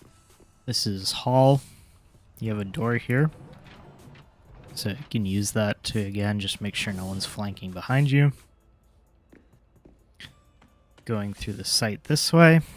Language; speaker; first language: English; native; English